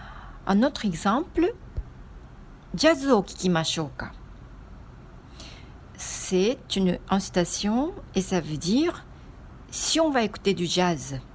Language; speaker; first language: French; non-native, fluent; Japanese